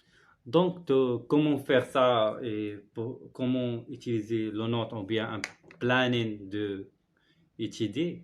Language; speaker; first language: French; non-native, learner; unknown